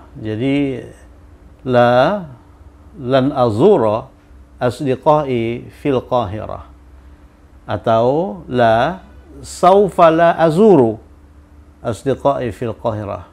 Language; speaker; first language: Arabic; non-native, fluent; Indonesian